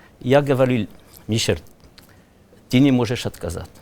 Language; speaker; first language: Russian; non-native, learner; French